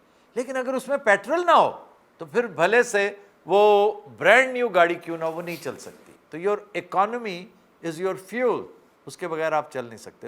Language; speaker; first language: Urdu; native; Urdu